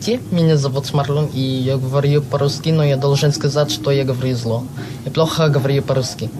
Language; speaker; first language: Russian; non-native, learner; Filipino